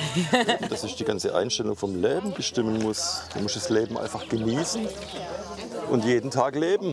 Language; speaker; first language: German; native; German